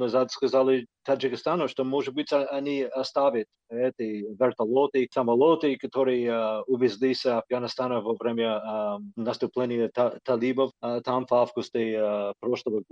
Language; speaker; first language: Russian; non-native, fluent; English